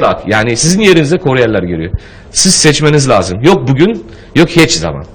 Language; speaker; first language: Turkish; non-native, learner; Uzbek